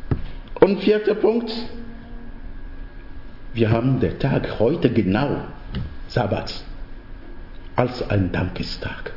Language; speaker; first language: German; non-native, fluent; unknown